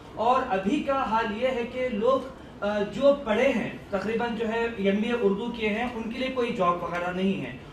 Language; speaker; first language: Hindi; non-native, local second language; Urdu